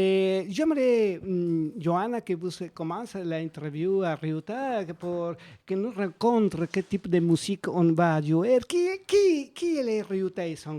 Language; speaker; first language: French; non-native, learner; Spanish